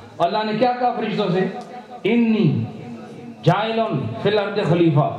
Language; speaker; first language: Urdu; non-native, local second language; Punjabi